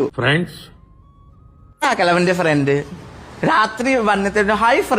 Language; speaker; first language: Malayalam; non-native, fluent; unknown